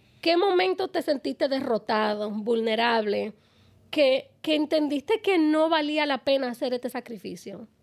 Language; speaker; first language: Spanish; native; Spanish